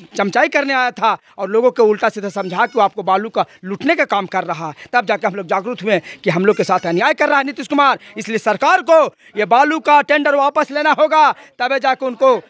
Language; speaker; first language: Hindi; native; Hindi